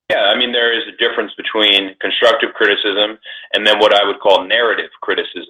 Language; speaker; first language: English; native; English